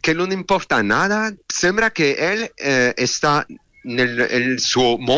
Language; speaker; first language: Spanish; non-native, learner; French